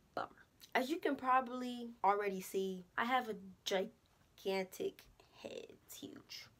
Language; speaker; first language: English; native; English